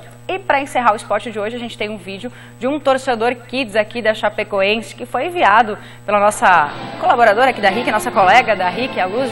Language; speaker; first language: Portuguese; native; Portuguese